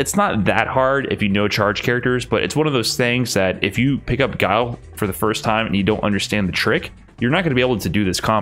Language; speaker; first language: English; native; English